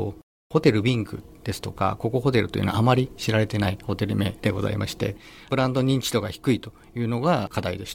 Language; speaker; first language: Japanese; native; Japanese